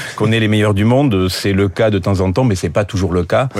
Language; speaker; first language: French; native; French